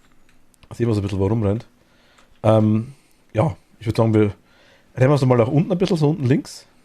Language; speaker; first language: German; native; German